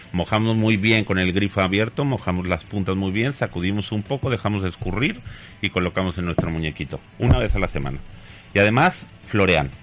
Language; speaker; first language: Spanish; native; Spanish